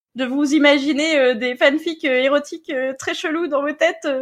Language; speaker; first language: French; native; French